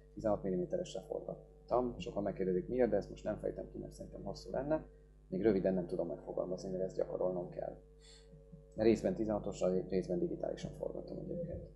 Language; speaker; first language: Hungarian; early bilingual, other home language; Polish